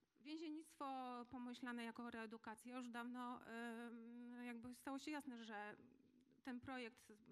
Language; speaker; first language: Polish; native; Polish